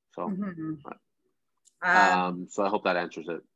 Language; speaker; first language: English; native; English